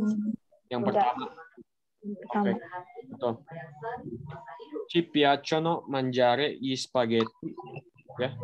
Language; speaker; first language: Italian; non-native, fluent; Indonesian